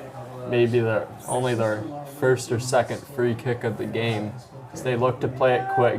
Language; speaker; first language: English; native; English